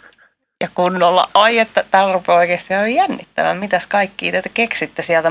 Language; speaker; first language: Finnish; native; Finnish